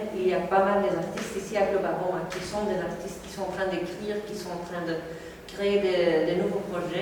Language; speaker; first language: French; non-native, local second language; Dutch